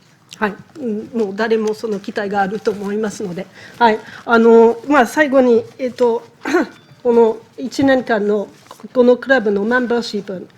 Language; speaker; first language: Japanese; non-native, fluent; French